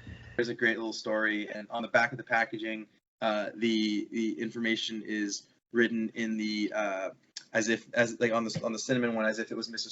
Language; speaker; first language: English; native; English